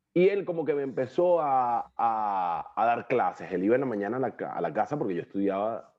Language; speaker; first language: Spanish; native; Spanish